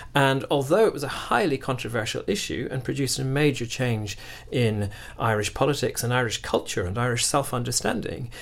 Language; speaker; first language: English; native; English